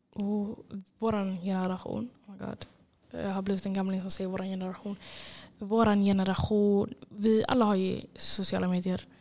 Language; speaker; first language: Swedish; early bilingual, other home language; Somali